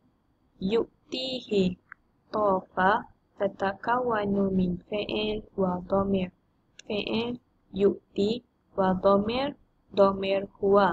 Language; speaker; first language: Arabic; non-native, learner; Malay